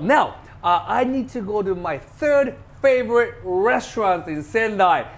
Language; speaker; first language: English; non-native, fluent; Japanese